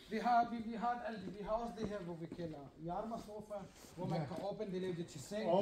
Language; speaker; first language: Danish; non-native, fluent; Kurdish